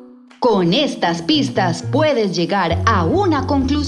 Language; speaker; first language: Spanish; native; Spanish